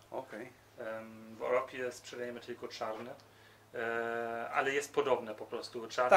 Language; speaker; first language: Polish; early bilingual, heritage; Polish